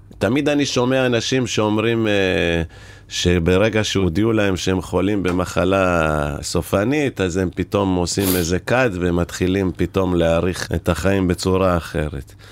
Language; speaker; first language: Hebrew; native; Hebrew